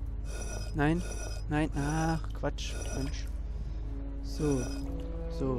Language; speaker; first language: German; native; German